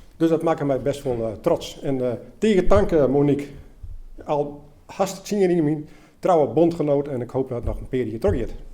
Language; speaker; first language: Dutch; native; Dutch